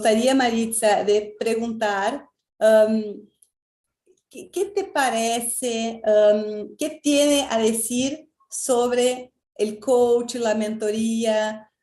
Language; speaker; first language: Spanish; non-native, fluent; Portuguese